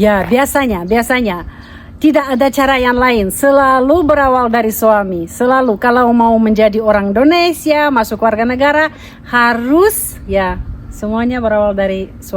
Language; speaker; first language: Indonesian; non-native, fluent; Russian